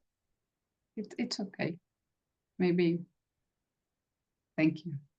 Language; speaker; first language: English; non-native, fluent; Spanish